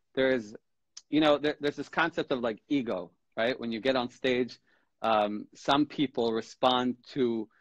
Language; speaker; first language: English; native; English